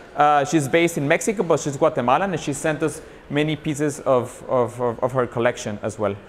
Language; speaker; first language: English; non-native, fluent; Spanish